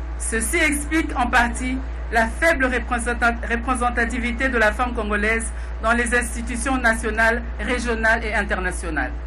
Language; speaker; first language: French; non-native, local second language; Lingala